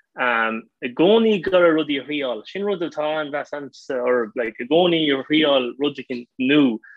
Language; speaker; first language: Irish; non-native, local second language; English